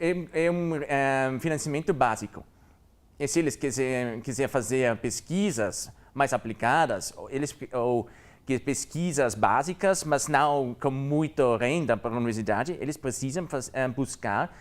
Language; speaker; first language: Portuguese; non-native, learner; German